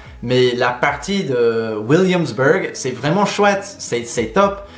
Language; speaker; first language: French; non-native, fluent; English